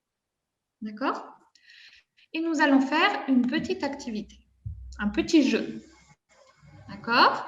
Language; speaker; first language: French; non-native, fluent; Spanish